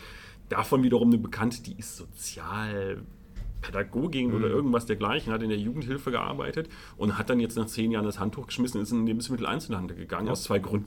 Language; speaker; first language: German; native; German